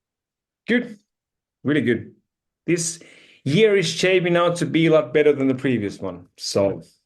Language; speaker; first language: English; non-native, fluent; Finnish